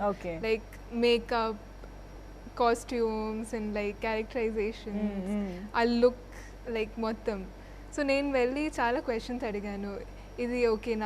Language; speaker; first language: Telugu; non-native, fluent; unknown